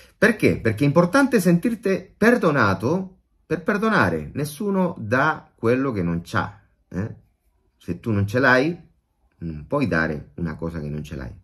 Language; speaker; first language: Italian; non-native, fluent; Spanish